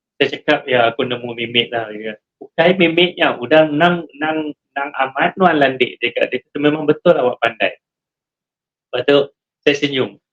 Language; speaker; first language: Malay; native; Malay